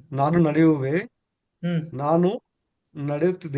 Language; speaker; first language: Kannada; non-native, learner; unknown